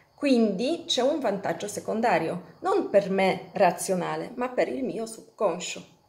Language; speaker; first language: Italian; non-native, fluent; Polish